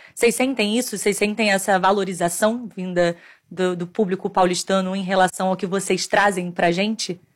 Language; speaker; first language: Portuguese; native; Portuguese